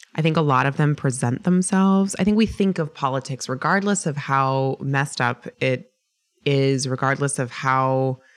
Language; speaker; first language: English; native; English